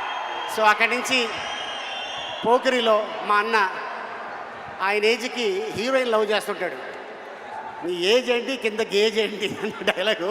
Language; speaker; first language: Telugu; native; Telugu